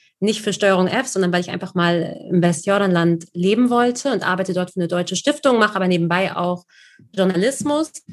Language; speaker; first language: German; native; German